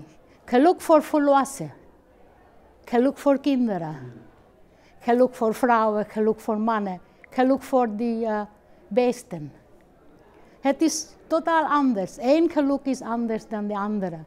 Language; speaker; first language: Dutch; non-native, fluent; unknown